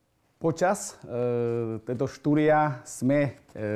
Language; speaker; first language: Slovak; non-native, learner; Vietnamese